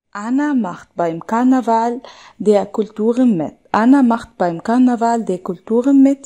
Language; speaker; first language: German; non-native, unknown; Arabic